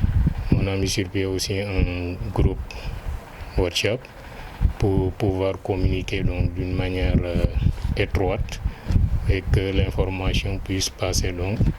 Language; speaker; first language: French; non-native, local second language; Wolof